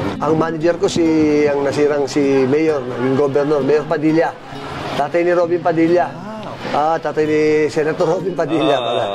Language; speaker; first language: Filipino; native; Filipino